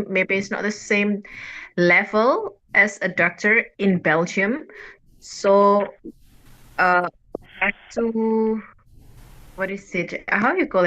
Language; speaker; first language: English; early bilingual, heritage; Indonesian